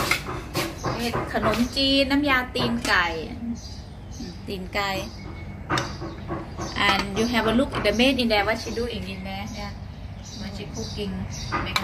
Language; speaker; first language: English; non-native, learner; Thai